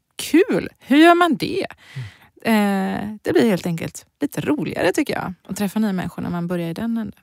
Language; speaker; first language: Swedish; early bilingual, other home language; Persian